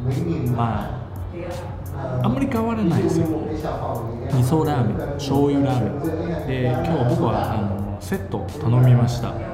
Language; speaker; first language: Japanese; non-native, fluent; Vietnamese